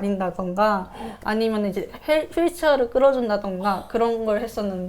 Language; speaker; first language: Korean; native; Korean